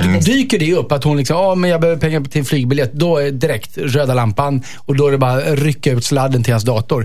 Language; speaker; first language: Swedish; native; Swedish